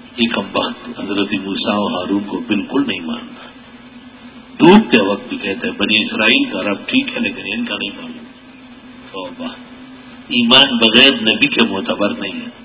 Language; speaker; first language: Urdu; non-native, local second language; Pashto